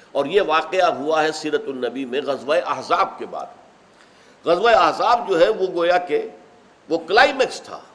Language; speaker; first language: Urdu; native; Urdu